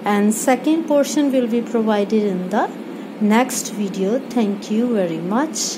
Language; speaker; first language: English; non-native, local second language; Punjabi